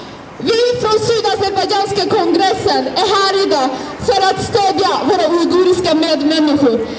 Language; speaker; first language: Swedish; non-native, fluent; Azerbaijani